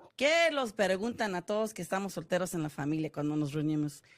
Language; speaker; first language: Spanish; early bilingual, heritage; Spanish